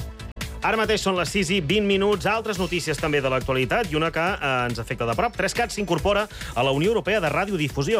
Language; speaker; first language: Catalan; native; Catalan